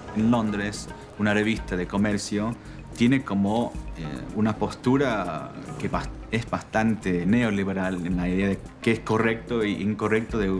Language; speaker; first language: Spanish; non-native, fluent; English